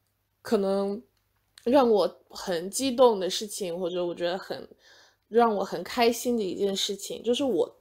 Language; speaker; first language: Chinese; non-native, fluent; English